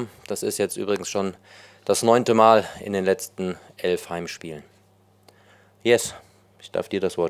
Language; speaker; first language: German; native; German